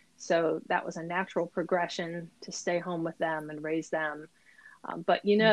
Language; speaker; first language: English; native; English